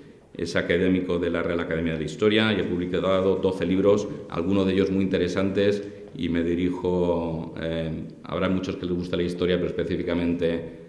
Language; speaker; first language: Spanish; native; Spanish